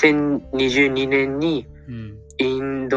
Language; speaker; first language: Japanese; non-native, fluent; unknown